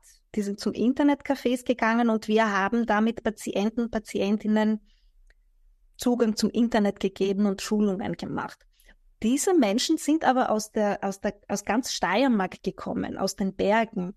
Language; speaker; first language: German; non-native, fluent; Greek